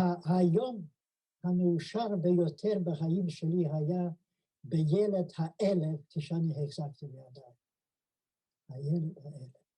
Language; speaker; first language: Hebrew; non-native, fluent; Yiddish